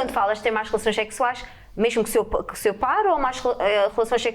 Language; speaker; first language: Portuguese; native; Portuguese